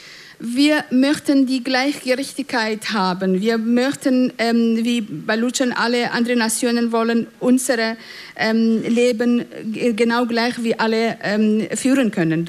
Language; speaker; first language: German; non-native, fluent; Central Kurdish